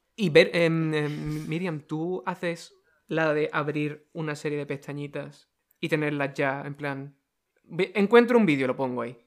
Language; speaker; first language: Spanish; native; Spanish